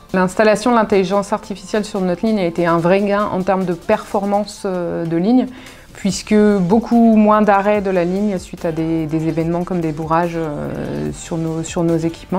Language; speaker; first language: French; native; French